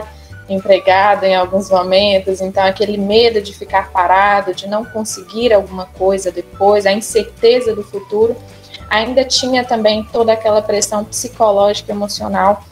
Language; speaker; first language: Portuguese; native; Portuguese